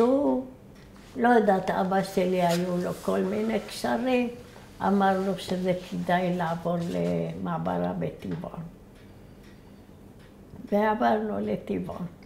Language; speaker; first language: Hebrew; early bilingual, other home language; Arabic